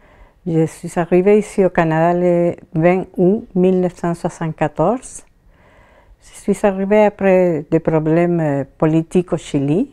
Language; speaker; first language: French; non-native, fluent; Spanish